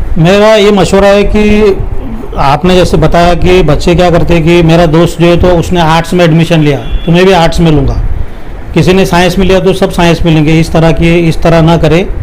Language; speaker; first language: Hindi; non-native, local second language; Urdu